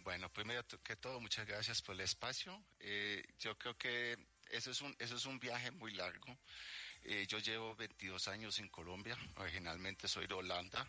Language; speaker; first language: Spanish; native; Spanish